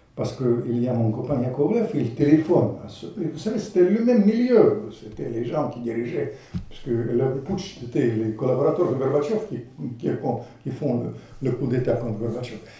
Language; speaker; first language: French; non-native, fluent; Russian